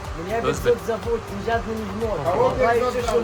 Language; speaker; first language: Russian; non-native, learner; Arabic